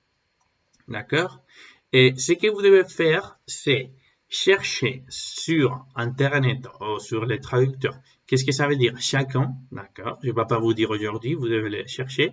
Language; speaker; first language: French; non-native, learner; Spanish